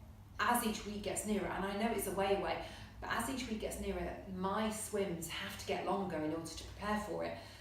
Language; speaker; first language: English; native; English